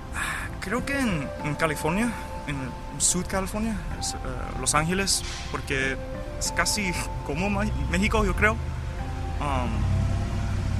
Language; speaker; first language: Spanish; early bilingual, heritage; English